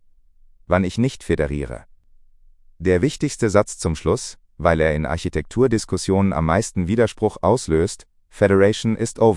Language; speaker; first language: German; native; German